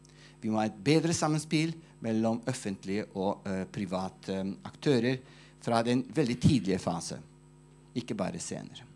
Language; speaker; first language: Norwegian; non-native, fluent; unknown